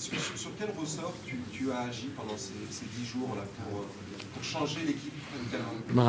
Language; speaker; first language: French; native; French